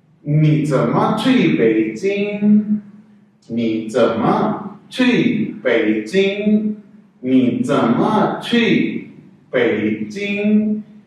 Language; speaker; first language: Chinese; non-native, fluent; Urdu